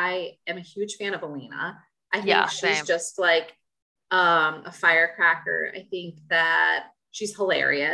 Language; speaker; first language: English; native; English